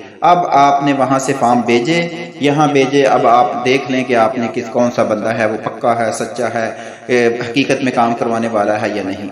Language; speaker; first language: Urdu; non-native, local second language; Punjabi